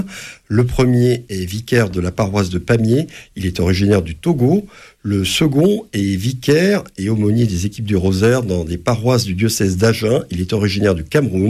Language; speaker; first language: French; native; French